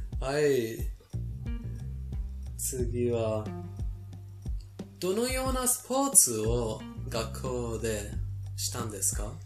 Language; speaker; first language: Japanese; non-native, fluent; Persian